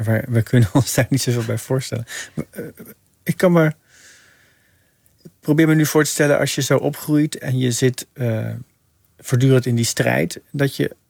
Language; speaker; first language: Dutch; native; Dutch